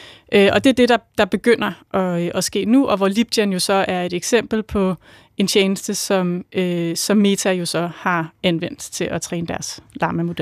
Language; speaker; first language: Danish; native; Danish